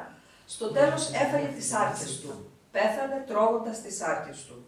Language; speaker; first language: Greek; native; Greek